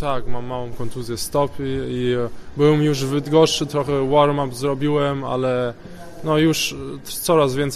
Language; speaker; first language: Polish; early bilingual, heritage; Polish